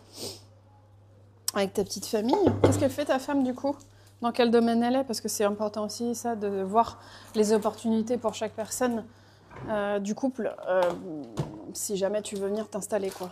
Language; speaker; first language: French; native; French